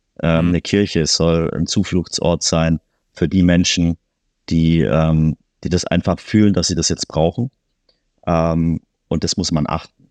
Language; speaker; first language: German; native; German